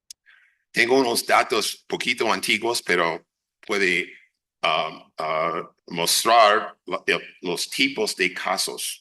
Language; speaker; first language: Spanish; non-native, fluent; English